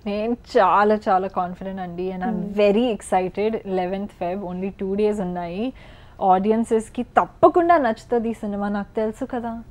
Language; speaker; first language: Telugu; non-native, learner; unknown